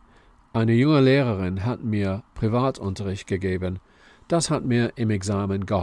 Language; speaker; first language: German; non-native, fluent; English